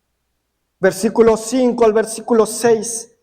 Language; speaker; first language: Spanish; native; Spanish